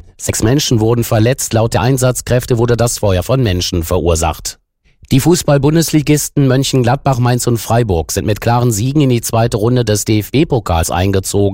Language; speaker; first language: German; native; German